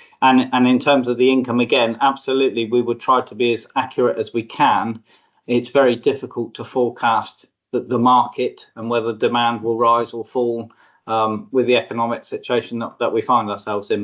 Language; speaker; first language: English; native; English